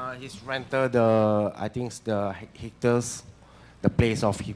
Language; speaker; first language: English; non-native, learner; Chinese